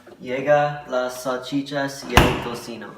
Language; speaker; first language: Spanish; non-native, learner; English